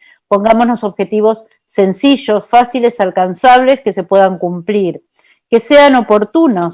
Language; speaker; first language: Spanish; native; Spanish